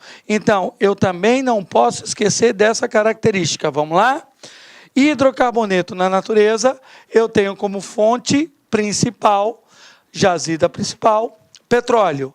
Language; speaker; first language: Portuguese; native; Portuguese